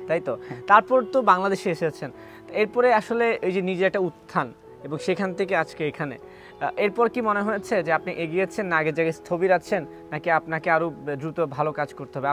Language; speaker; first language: Bangla; native; Bangla